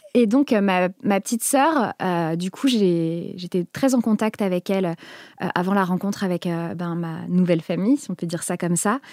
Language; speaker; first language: French; native; French